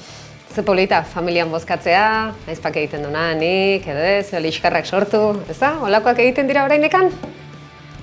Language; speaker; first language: Basque; native; Basque